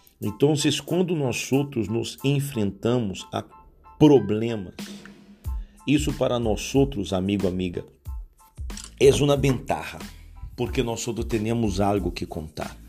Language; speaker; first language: Portuguese; non-native, learner; Spanish